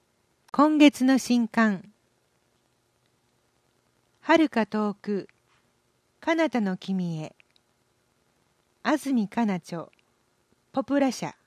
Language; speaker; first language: Japanese; native; Japanese